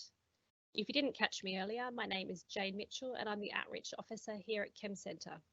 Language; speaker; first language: English; native; English